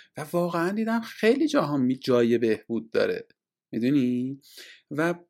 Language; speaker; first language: Persian; native; Persian